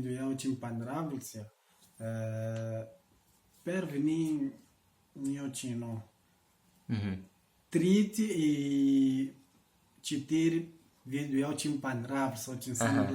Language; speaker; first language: Russian; non-native, learner; Portuguese